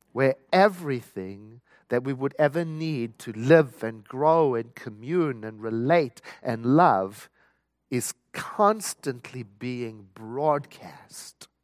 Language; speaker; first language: English; native; English